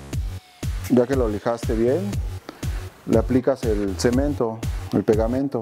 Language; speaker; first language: Spanish; native; Spanish